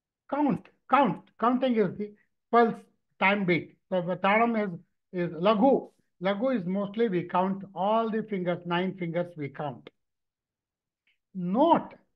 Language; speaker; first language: English; non-native, local second language; Tamil